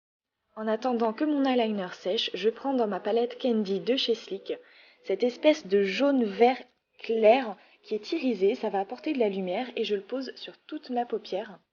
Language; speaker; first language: French; native; French